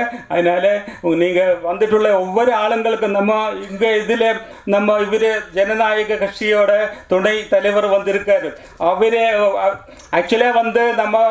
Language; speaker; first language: Tamil; non-native, local second language; Malayalam